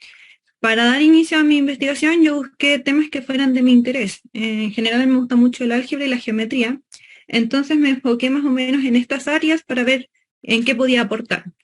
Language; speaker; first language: Spanish; native; Spanish